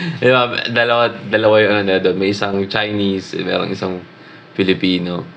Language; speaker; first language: Filipino; native; Filipino